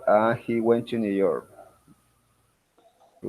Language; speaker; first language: English; non-native, learner; Spanish